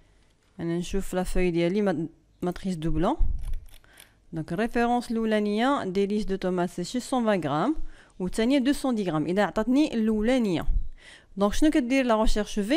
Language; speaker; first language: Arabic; native; Arabic